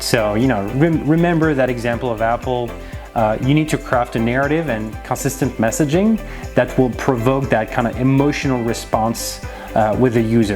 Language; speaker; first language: English; non-native, fluent; French